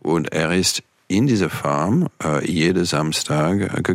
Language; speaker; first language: German; non-native, fluent; French